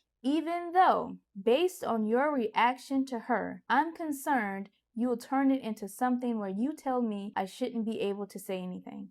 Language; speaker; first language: English; native; English